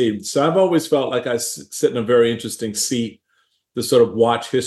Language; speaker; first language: English; native; English